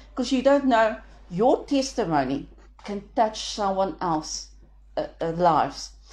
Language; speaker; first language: English; non-native, local second language; Afrikaans